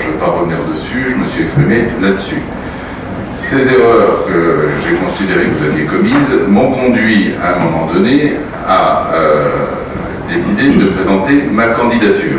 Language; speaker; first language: French; native; French